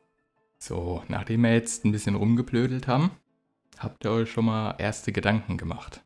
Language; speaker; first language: German; native; German